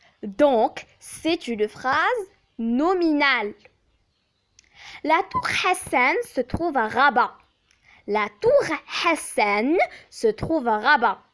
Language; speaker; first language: French; non-native, local second language; Arabic